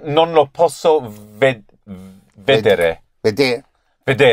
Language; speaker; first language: Italian; non-native, learner; English